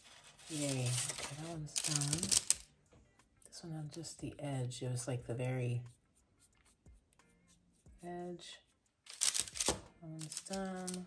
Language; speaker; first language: English; native; English